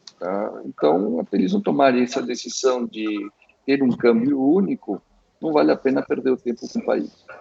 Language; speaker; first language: Portuguese; early bilingual, other home language; Spanish